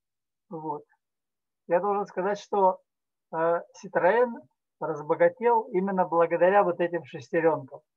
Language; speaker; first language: Russian; native; Russian